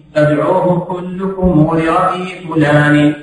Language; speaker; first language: Arabic; native; Arabic